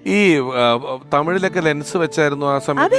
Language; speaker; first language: Malayalam; native; Malayalam